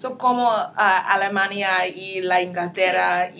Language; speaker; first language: Spanish; non-native, learner; English